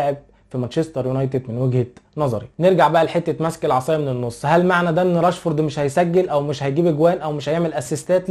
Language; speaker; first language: Arabic; native; Arabic